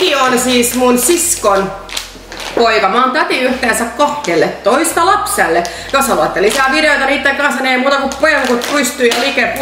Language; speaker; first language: Finnish; native; Finnish